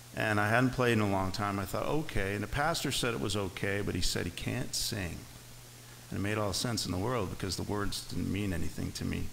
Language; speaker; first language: English; native; English